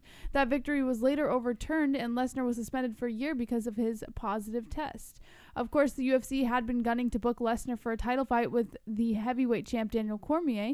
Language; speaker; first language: English; native; English